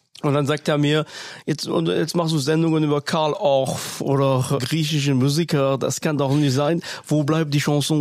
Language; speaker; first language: German; non-native, fluent; French